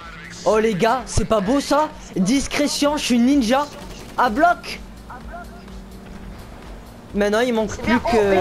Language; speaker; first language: French; native; French